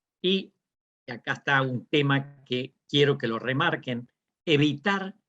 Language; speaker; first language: Spanish; native; Spanish